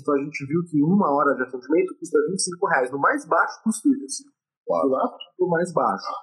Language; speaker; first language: Portuguese; native; Portuguese